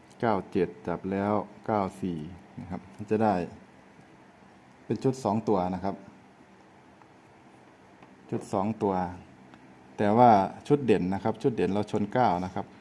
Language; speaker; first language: Thai; native; Thai